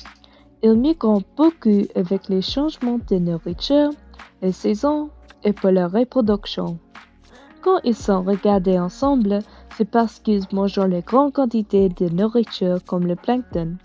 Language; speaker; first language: French; non-native, learner; English